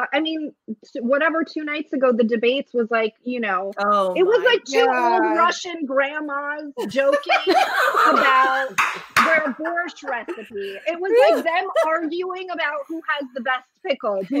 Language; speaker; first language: English; early bilingual, other home language; Russian